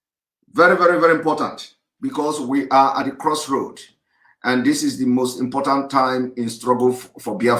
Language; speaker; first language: English; non-native, local second language; Igbo